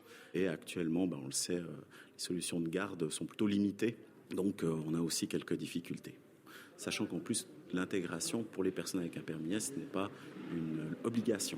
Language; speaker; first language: French; native; French